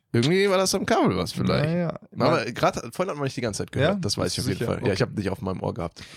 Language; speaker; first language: German; native; German